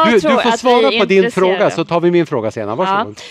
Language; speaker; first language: Swedish; native; Swedish